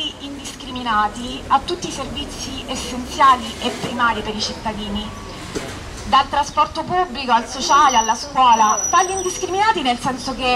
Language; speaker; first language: Italian; native; Italian